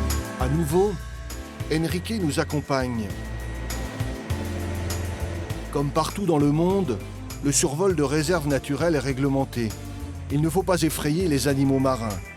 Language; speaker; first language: French; native; French